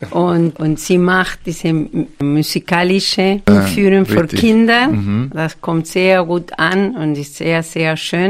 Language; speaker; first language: German; non-native, fluent; Spanish